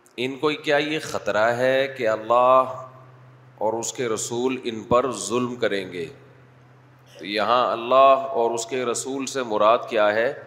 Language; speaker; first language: Urdu; native; Urdu